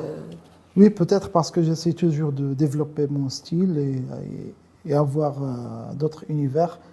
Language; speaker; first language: French; non-native, local second language; Arabic